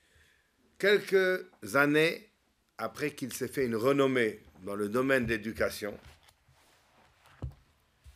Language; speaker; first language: French; native; French